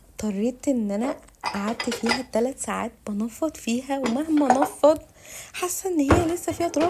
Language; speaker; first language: Arabic; native; Arabic